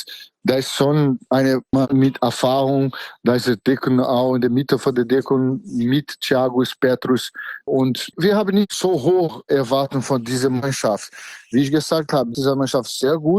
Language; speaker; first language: German; non-native, fluent; Portuguese